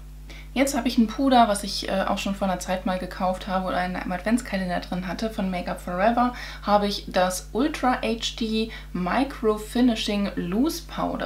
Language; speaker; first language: German; native; German